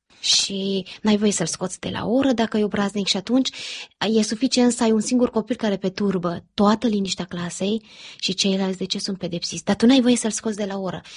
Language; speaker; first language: Romanian; early bilingual, heritage; Romanian